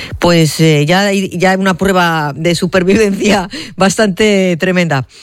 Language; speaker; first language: Spanish; native; Spanish